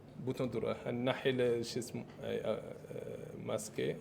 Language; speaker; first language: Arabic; native; Arabic